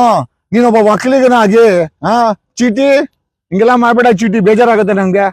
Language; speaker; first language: Kannada; native; Kannada